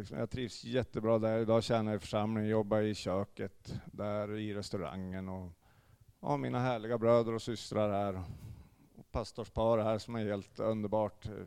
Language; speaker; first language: Swedish; native; Swedish